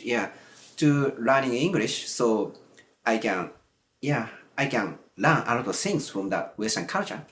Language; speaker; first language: English; non-native, learner; Japanese